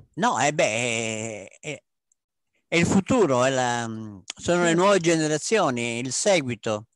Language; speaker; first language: Italian; native; Italian